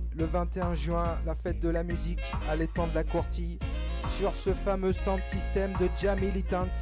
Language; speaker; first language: French; native; French